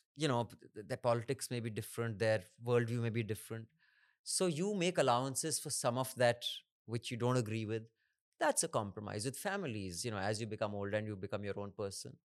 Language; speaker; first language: English; non-native, local second language; Hindi